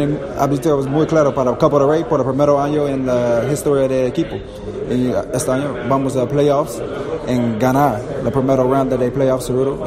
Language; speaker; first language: Spanish; non-native, learner; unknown